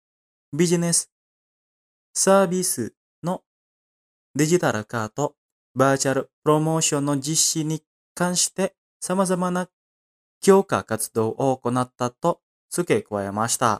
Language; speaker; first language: Japanese; non-native, fluent; Indonesian